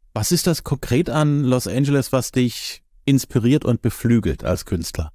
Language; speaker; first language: German; native; German